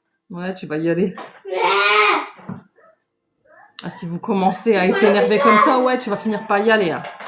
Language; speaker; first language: French; native; French